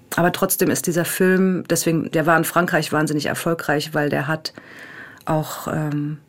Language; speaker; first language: German; native; German